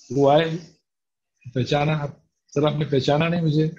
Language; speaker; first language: Hindi; native; Hindi